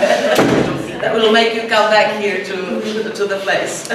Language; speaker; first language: English; non-native, learner; Czech